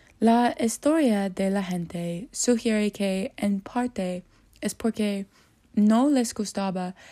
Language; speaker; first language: Spanish; non-native, learner; English